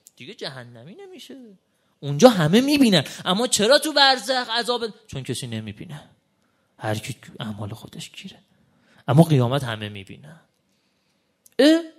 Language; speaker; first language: Persian; native; Persian